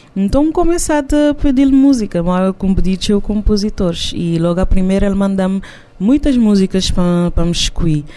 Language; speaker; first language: Portuguese; non-native, local second language; Kabuverdianu